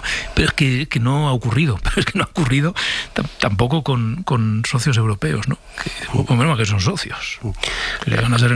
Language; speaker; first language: Spanish; native; Spanish